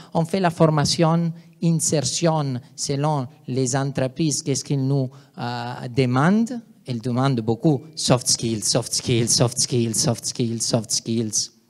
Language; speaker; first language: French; non-native, fluent; Italian